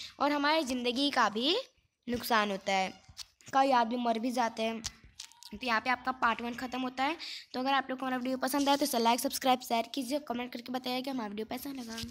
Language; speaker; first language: Hindi; non-native, local second language; Gujarati